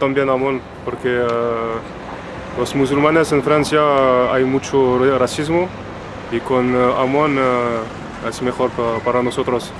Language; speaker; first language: Spanish; non-native, fluent; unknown